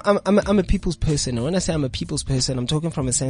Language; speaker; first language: English; non-native, local second language; Zulu